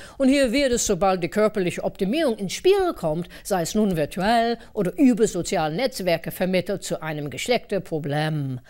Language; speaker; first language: German; non-native, fluent; English